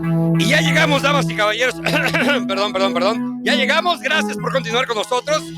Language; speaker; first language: Spanish; native; Spanish